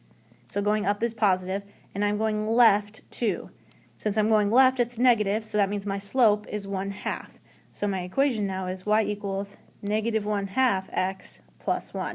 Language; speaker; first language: English; native; English